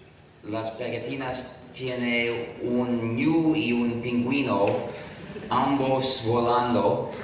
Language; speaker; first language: Spanish; non-native, fluent; English